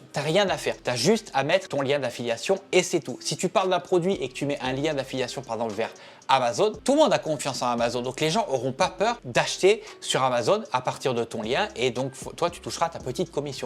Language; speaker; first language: French; native; French